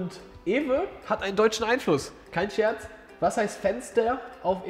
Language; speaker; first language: German; early bilingual, other home language; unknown